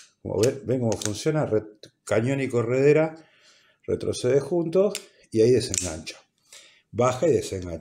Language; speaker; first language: Spanish; native; Spanish